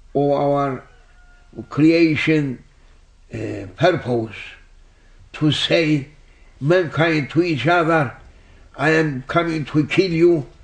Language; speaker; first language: English; non-native, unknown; Turkish